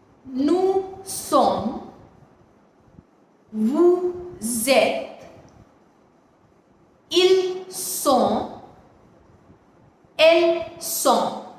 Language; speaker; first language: French; non-native, fluent; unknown